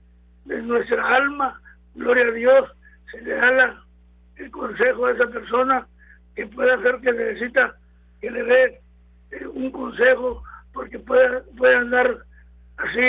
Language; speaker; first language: Spanish; native; Spanish